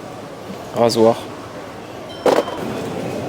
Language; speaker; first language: French; native; French